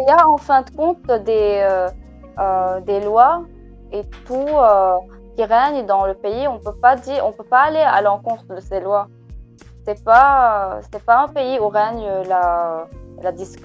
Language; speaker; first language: French; non-native, local second language; Arabic